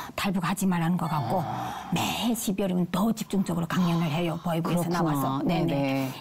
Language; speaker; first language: Korean; native; Korean